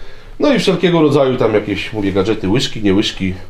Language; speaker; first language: Polish; native; Polish